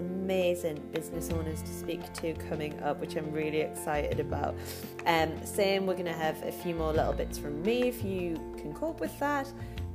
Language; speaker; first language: English; native; English